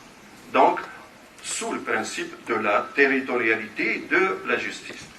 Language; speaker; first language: French; non-native, local second language; Arabic